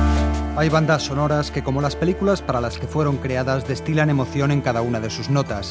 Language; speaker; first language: Spanish; native; Spanish